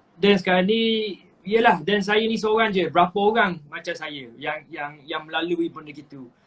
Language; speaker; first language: Malay; non-native, fluent; English